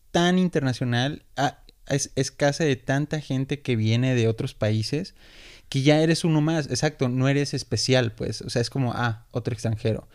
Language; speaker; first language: Spanish; native; Spanish